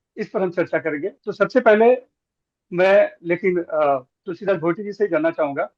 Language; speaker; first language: Hindi; native; Hindi